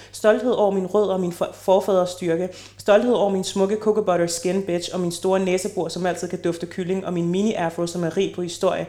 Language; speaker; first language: Danish; native; Danish